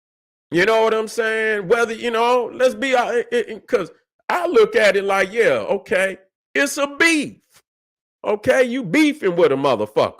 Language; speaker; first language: English; native; English